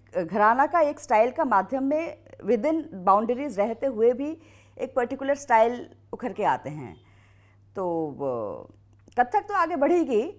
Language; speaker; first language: Hindi; native; Hindi